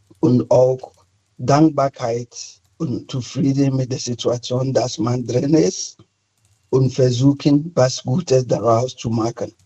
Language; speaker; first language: German; non-native, fluent; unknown